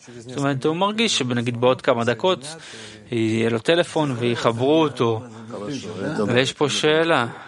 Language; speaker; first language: Hebrew; non-native, fluent; Russian